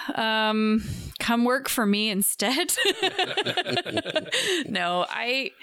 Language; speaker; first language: English; native; English